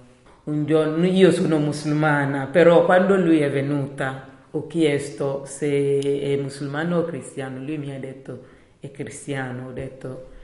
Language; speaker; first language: Italian; non-native, learner; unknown